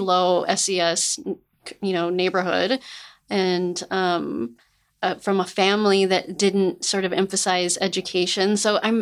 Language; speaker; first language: English; native; English